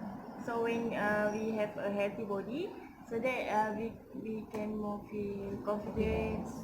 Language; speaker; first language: English; non-native, local second language; Malay